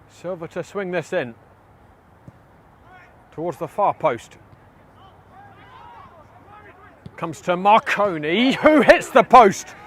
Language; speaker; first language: English; native; English